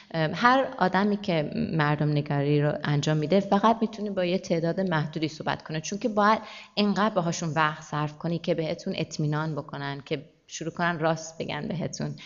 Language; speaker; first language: Persian; early bilingual, heritage; Persian